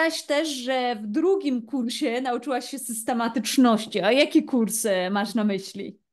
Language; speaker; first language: Polish; native; Polish